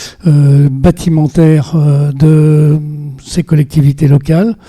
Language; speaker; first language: French; native; French